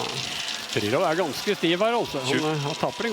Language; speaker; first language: Norwegian; native; Norwegian